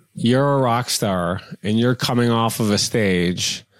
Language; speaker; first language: English; native; English